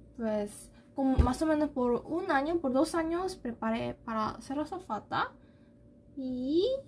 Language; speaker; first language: Spanish; non-native, fluent; Korean